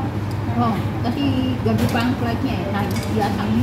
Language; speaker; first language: Filipino; non-native, local second language; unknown